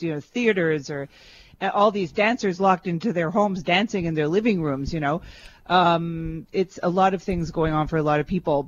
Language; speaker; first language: English; native; English